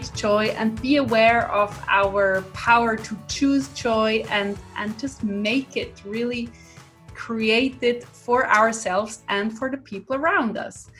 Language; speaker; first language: English; non-native, fluent; Swiss German